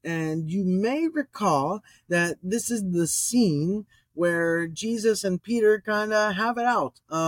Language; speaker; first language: English; native; English